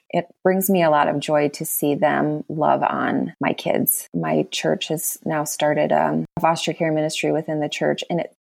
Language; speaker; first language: English; native; English